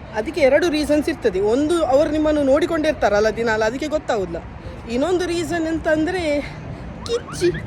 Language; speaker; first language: Kannada; native; Kannada